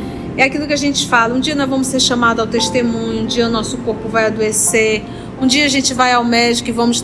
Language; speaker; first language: Portuguese; native; Portuguese